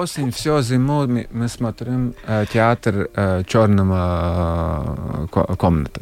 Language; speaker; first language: Russian; non-native, local second language; Latvian